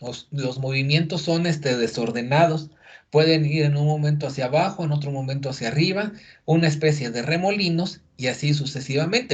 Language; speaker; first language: Spanish; native; Spanish